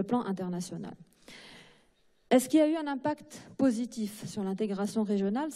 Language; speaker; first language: French; non-native, local second language; Arabic